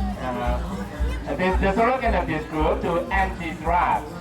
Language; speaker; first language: English; non-native, learner; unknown